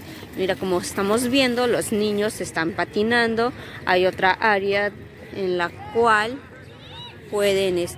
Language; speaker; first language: Spanish; native; Spanish